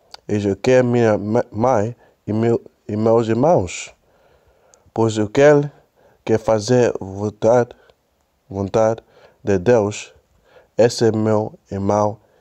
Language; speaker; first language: Portuguese; non-native, learner; Spanish